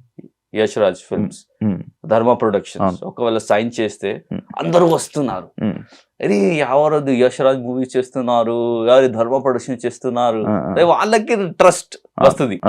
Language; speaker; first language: Telugu; non-native, learner; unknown